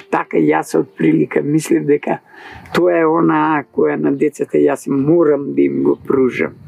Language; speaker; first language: Macedonian; native; Macedonian